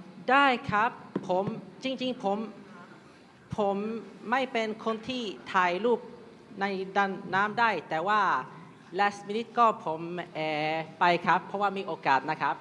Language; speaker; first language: Thai; early bilingual, heritage; Thai